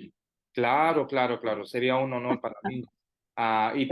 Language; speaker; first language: Spanish; non-native, fluent; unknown